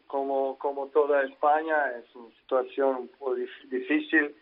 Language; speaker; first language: Spanish; non-native, learner; Serbian